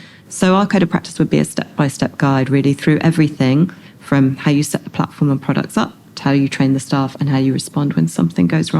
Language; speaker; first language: English; native; English